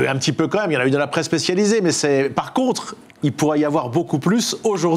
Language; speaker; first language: French; native; French